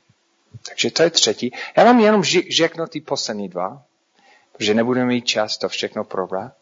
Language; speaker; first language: Czech; non-native, fluent; English